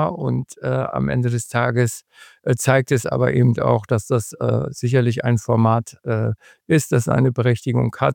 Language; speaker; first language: German; native; German